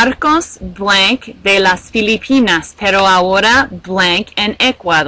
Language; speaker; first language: Spanish; non-native, fluent; English